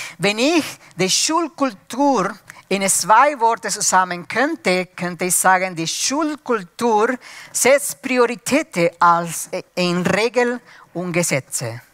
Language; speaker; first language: German; non-native, fluent; Spanish